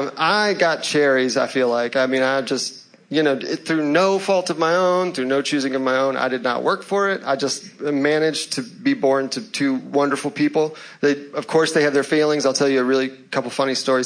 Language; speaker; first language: English; native; English